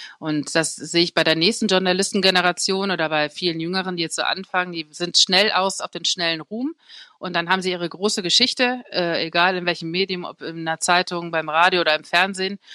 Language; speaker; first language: German; native; German